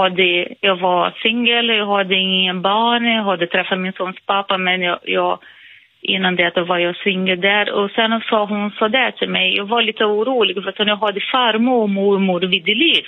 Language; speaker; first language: Swedish; non-native, fluent; Portuguese